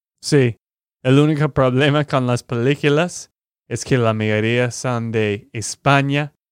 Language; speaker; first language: Spanish; non-native, learner; English